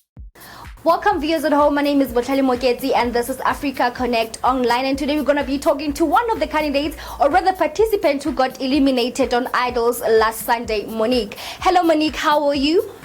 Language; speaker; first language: English; non-native, local second language; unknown